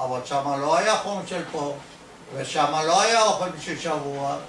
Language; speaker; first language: Hebrew; non-native, fluent; Ladino